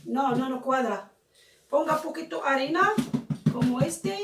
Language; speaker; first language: Spanish; non-native, learner; Arabic